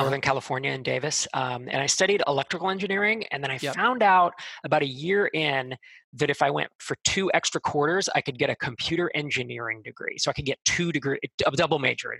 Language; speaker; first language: English; native; English